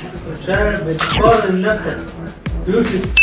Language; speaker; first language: Arabic; native; Arabic